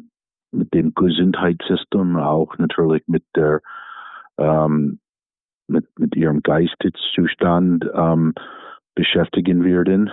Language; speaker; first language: German; non-native, fluent; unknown